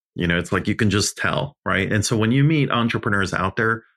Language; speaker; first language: English; early bilingual, other home language; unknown